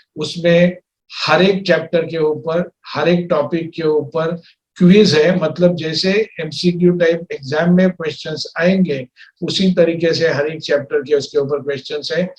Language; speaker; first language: Hindi; non-native, local second language; Marathi